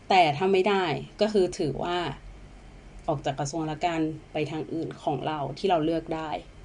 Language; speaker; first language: Thai; native; Thai